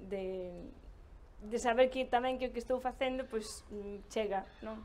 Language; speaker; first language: Galician; native; Galician